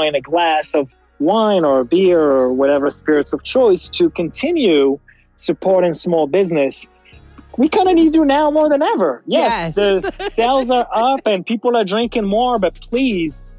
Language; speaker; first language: English; non-native, fluent; French